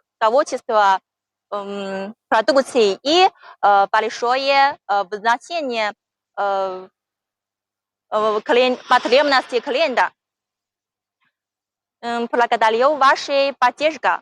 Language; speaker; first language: Russian; non-native, learner; Chinese